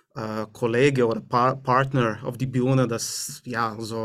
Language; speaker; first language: German; non-native, learner; Romanian